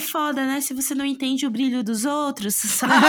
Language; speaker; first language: Portuguese; native; Portuguese